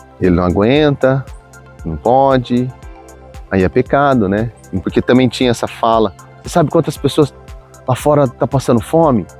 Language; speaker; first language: Portuguese; native; Portuguese